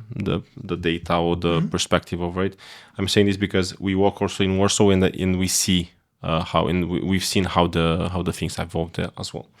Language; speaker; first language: English; non-native, fluent; Romanian